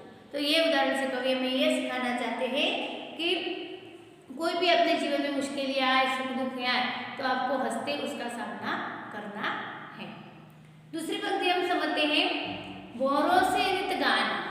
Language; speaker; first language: Hindi; non-native, local second language; Gujarati